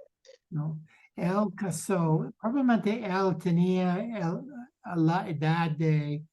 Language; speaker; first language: Spanish; non-native, learner; English